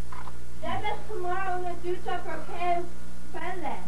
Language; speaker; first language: Spanish; non-native, learner; English